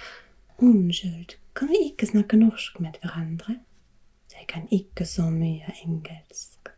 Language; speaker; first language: Norwegian; non-native, learner; German